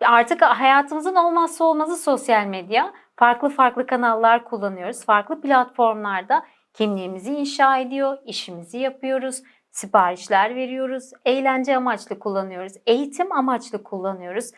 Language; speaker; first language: Turkish; native; Turkish